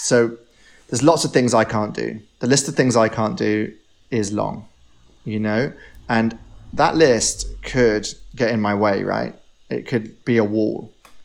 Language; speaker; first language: English; native; English